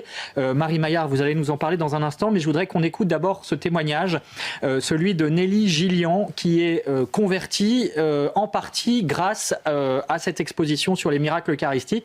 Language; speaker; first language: French; native; French